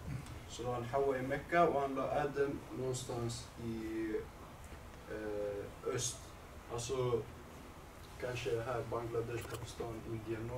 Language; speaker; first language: Swedish; early bilingual, other home language; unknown